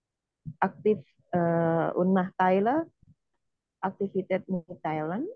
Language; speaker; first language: German; non-native, learner; Indonesian